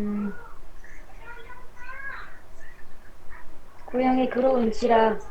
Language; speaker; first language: Korean; non-native, learner; Vietnamese